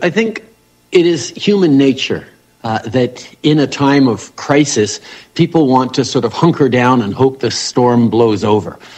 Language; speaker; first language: English; early bilingual, other home language; French